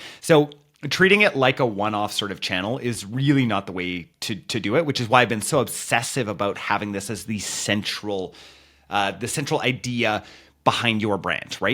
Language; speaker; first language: English; native; English